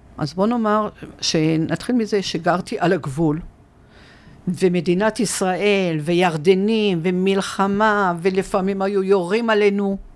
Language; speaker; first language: Hebrew; early bilingual, other home language; Arabic